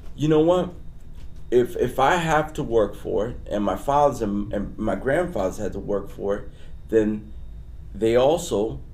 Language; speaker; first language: English; early bilingual, other home language; Spanish